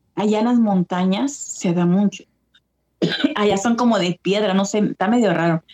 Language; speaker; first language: Spanish; early bilingual, heritage; Spanish